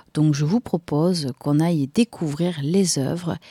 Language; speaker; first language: French; native; French